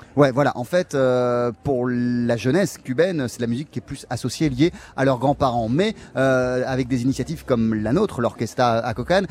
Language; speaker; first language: French; native; French